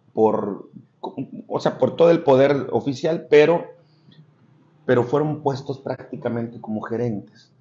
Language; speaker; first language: Spanish; native; Spanish